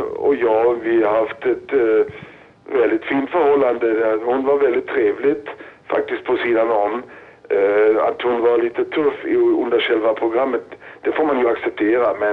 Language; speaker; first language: Swedish; non-native, fluent; German